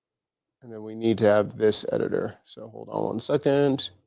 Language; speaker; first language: English; native; English